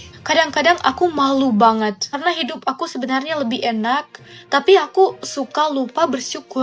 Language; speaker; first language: Indonesian; non-native, fluent; German